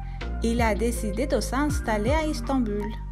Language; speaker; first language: French; non-native, fluent; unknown